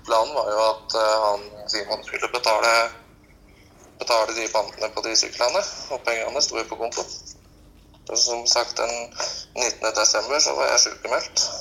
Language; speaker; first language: Norwegian; native; Norwegian